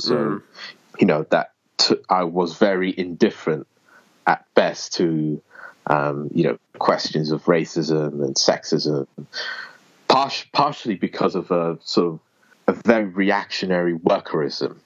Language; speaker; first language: English; native; English